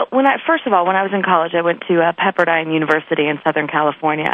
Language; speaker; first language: English; native; English